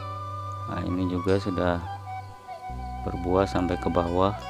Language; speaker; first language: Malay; non-native, local second language; Sundanese